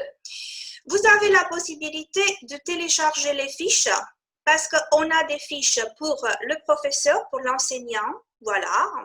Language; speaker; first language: French; non-native, fluent; Romanian